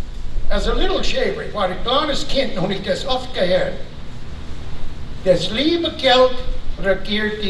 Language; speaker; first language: German; early bilingual, heritage; German